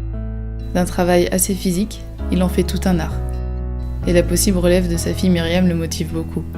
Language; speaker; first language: French; native; French